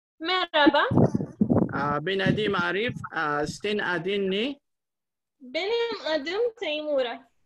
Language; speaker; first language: Turkish; non-native, learner; Arabic